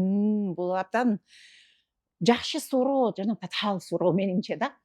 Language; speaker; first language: Kyrgyz; non-native, fluent; English